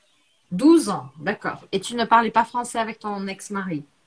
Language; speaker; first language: French; non-native, fluent; Portuguese